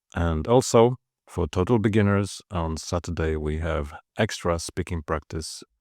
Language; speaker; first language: English; non-native, fluent; Polish